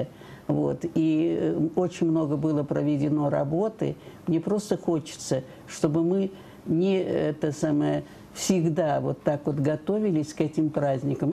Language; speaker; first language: Russian; native; Russian